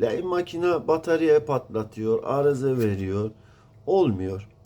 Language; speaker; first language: Turkish; non-native, learner; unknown